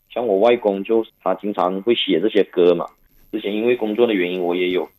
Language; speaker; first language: Chinese; non-native, local second language; Cantonese